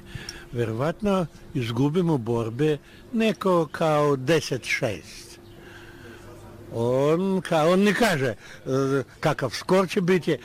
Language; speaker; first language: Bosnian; non-native, learner; Russian